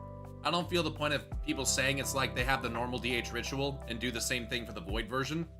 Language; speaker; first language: English; native; English